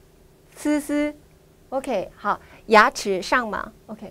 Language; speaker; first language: Chinese; non-native, fluent; Korean